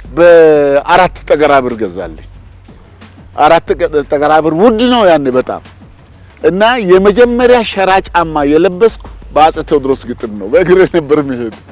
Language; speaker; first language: Amharic; non-native, local second language; Wolaytta